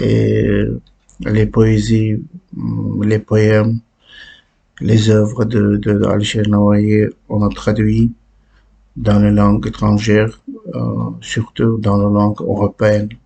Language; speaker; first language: French; non-native, learner; Uzbek